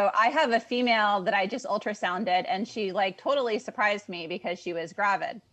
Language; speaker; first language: English; native; English